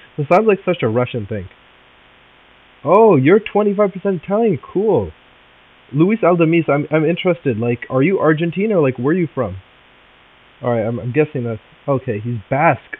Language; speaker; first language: English; native; English